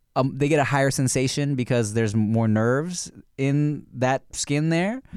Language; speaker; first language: English; native; English